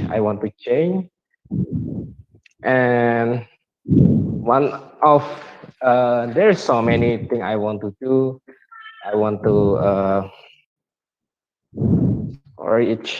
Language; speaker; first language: English; non-native, learner; Indonesian